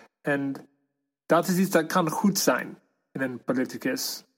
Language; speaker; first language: Dutch; non-native, fluent; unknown